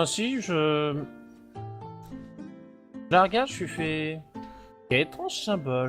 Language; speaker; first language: French; native; French